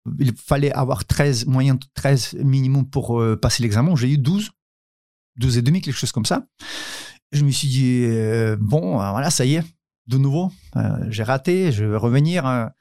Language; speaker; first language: French; non-native, fluent; Ukrainian